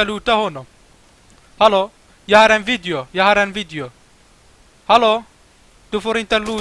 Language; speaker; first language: Swedish; non-native, local second language; Turkish